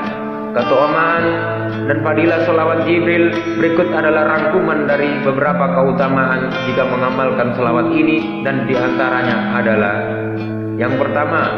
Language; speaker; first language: Indonesian; native; Indonesian